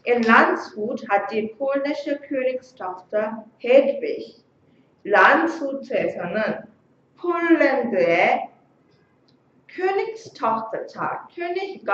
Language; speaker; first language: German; non-native, fluent; Korean